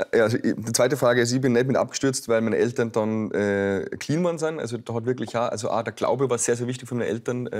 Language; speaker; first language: German; native; German